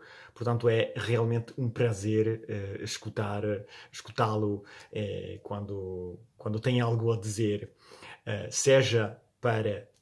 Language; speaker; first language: Portuguese; non-native, fluent; Italian